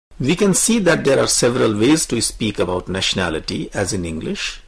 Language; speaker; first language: English; non-native, local second language; Hindi